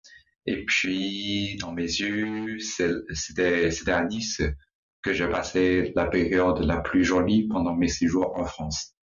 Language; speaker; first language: French; non-native, learner; Chinese